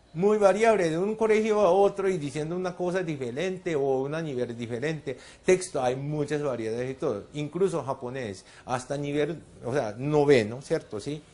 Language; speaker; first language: Spanish; non-native, fluent; Japanese